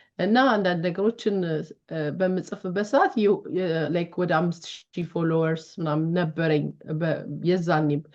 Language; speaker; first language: Amharic; native; Amharic